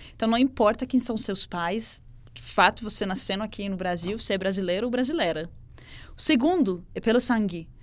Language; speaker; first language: Portuguese; non-native, fluent; Arabic